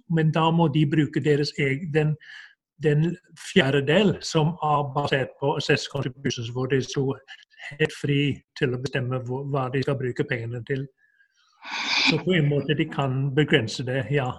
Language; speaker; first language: Norwegian; non-native, fluent; English